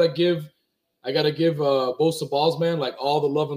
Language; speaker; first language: English; early bilingual, other home language; Spanish